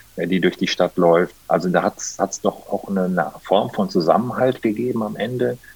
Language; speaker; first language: German; native; German